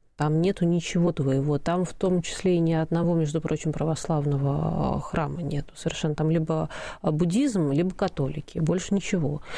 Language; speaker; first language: Russian; native; Russian